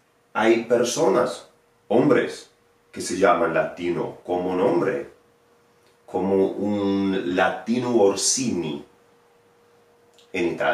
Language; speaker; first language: Spanish; non-native, fluent; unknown